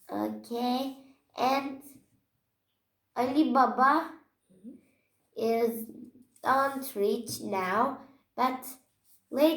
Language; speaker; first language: English; non-native, learner; Turkish